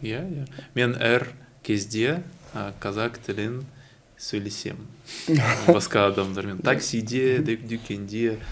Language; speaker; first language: Kazakh; non-native, learner; Russian